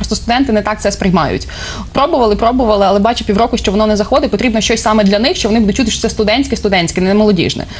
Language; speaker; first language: Ukrainian; native; Ukrainian